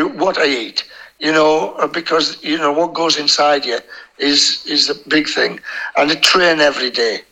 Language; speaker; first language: English; native; English